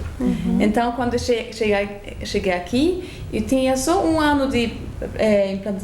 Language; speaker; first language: Portuguese; non-native, fluent; Swedish